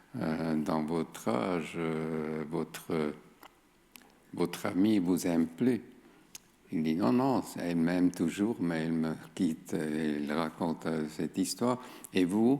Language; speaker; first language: French; non-native, fluent; German